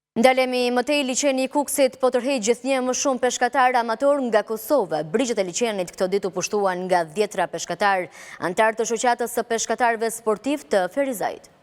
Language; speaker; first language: Albanian; native; Albanian